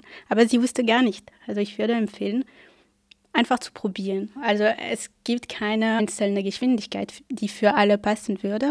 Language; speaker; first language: German; non-native, fluent; French